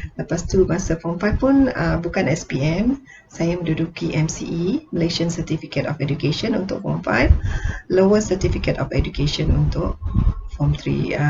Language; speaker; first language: Malay; native; Malay